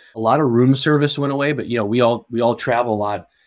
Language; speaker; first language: English; native; English